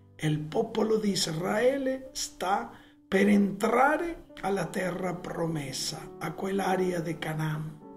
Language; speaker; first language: Italian; non-native, fluent; Spanish